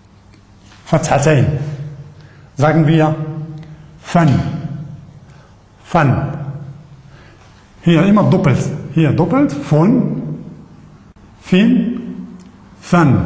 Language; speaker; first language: German; non-native, fluent; Arabic